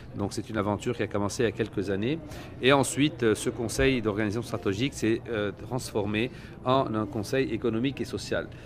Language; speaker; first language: French; non-native, local second language; Arabic